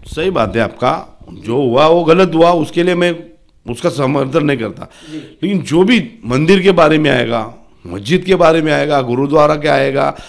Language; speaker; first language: Hindi; non-native, local second language; Marathi